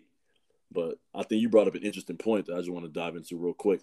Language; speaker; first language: English; native; English